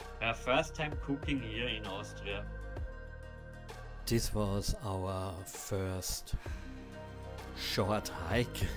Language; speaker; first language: English; non-native, fluent; German